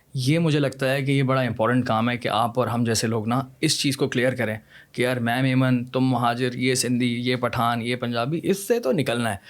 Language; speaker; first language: Urdu; native; Urdu